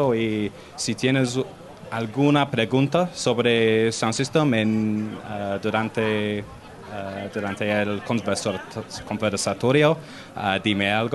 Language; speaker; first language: Spanish; non-native, learner; English